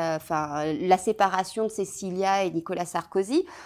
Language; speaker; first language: French; native; French